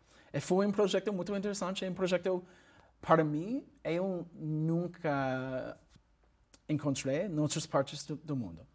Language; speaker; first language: Portuguese; non-native, learner; English